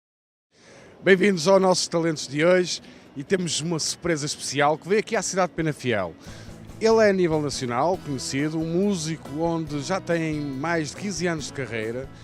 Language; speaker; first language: Portuguese; native; Portuguese